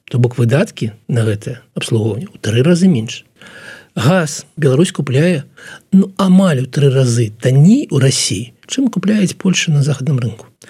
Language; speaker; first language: Belarusian; native; Belarusian